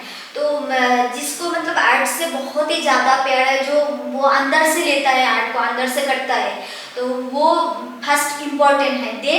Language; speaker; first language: Hindi; non-native, local second language; Bangla